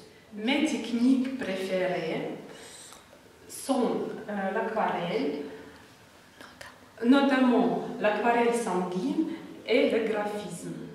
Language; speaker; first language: French; non-native, fluent; Russian